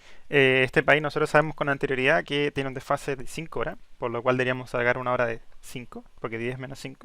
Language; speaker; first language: Spanish; native; Spanish